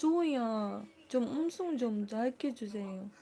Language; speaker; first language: Korean; non-native, learner; Cebuano